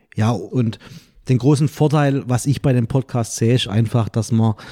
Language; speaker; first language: German; non-native, fluent; French